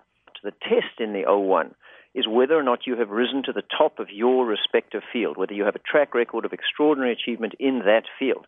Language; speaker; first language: English; native; English